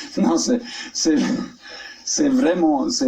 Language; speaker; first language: French; non-native, learner; German